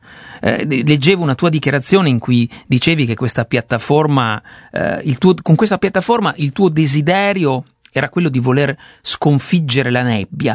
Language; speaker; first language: Italian; native; Italian